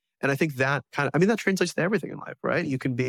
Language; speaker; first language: English; native; English